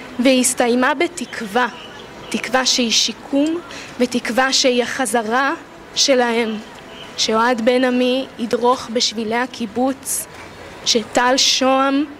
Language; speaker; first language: Hebrew; native; Hebrew